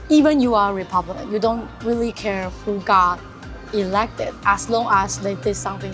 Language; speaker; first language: English; non-native, fluent; Chinese